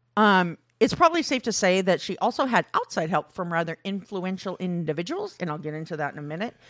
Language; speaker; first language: English; early bilingual, other home language; Korean